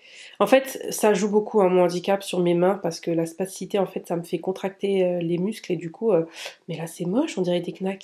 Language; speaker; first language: French; native; French